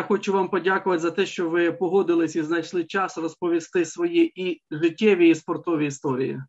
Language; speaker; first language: Ukrainian; native; Ukrainian